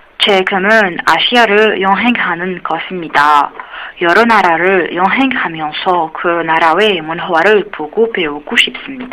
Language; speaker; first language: Korean; non-native, learner; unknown